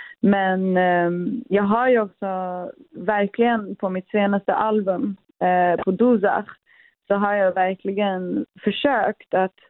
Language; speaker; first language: Swedish; early bilingual, other home language; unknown